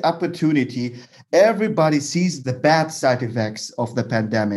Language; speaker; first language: English; non-native, fluent; Arabic